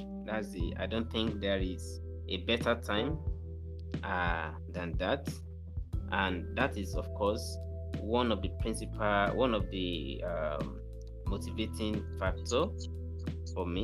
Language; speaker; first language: English; non-native, local second language; Yoruba